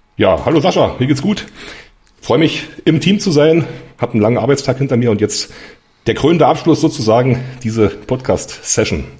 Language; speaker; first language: German; native; German